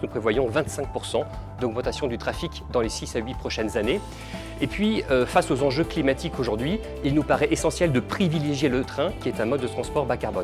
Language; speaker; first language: French; native; French